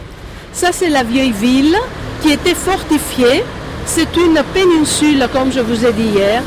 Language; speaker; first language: French; non-native, fluent; Greek